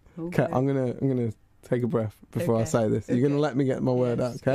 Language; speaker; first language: English; native; English